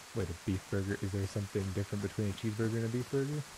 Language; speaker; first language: English; native; English